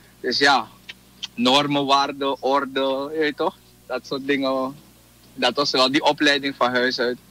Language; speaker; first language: Dutch; native; Dutch